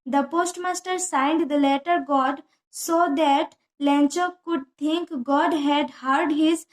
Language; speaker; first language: English; non-native, local second language; Assamese